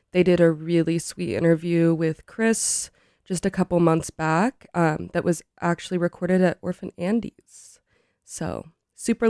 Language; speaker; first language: English; native; English